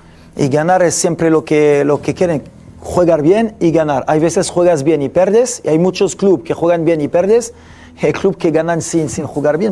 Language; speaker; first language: Spanish; non-native, fluent; French